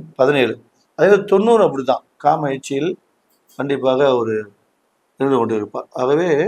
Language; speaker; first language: Tamil; native; Tamil